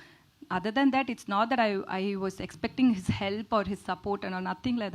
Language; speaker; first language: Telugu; non-native, local second language; Tamil